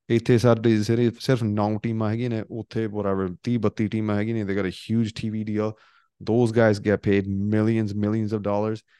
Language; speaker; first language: Punjabi; early bilingual, heritage; Punjabi